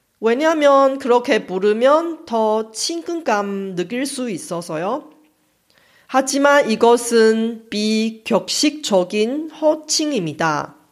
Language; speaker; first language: Korean; non-native, fluent; Chinese